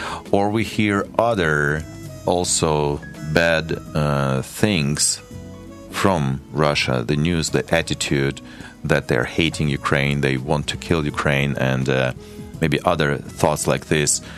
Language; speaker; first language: English; non-native, fluent; Ukrainian